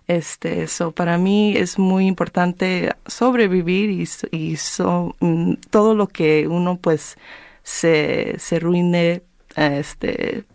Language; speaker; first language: Spanish; early bilingual, heritage; Spanish